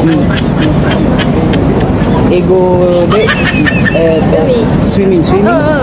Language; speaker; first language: Japanese; non-native, learner; Filipino